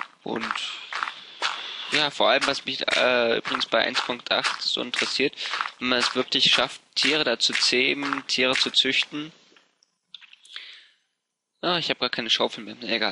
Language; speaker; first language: German; native; German